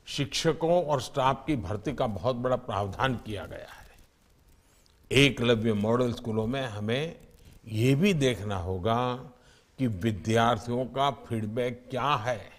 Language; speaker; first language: Hindi; non-native, local second language; Gujarati